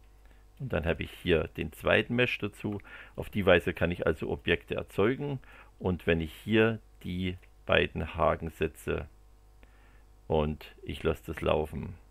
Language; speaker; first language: German; native; German